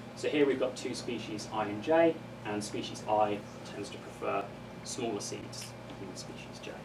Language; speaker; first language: English; native; English